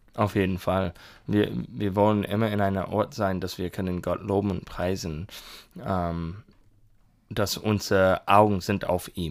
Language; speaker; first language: German; non-native, learner; English